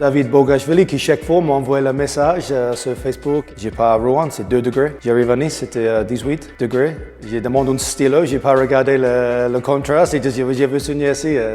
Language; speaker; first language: French; non-native, learner; English